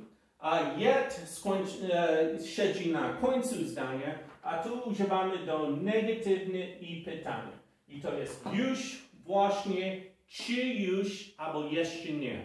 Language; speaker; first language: Polish; non-native, fluent; English